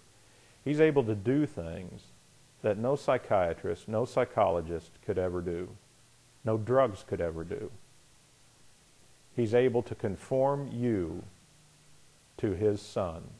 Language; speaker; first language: English; native; English